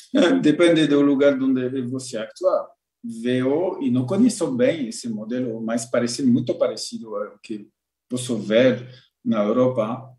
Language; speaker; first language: Portuguese; non-native, learner; French